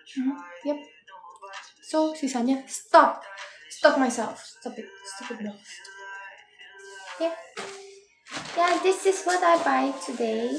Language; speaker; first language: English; non-native, fluent; Indonesian